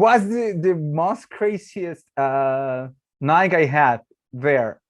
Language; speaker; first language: English; non-native, learner; Spanish